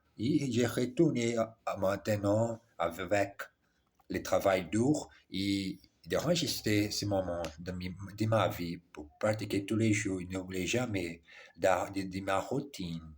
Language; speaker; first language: French; non-native, learner; Portuguese